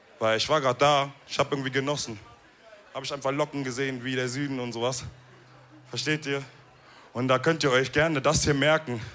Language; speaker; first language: German; early bilingual, other home language; Wolof